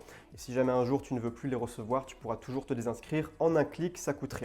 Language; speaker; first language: French; native; French